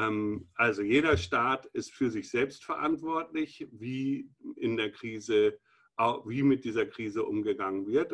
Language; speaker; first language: German; native; German